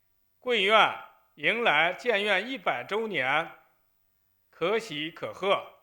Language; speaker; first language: Chinese; native; Chinese